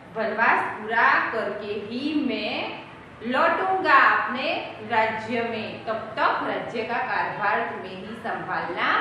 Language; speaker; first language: Hindi; non-native, local second language; Gujarati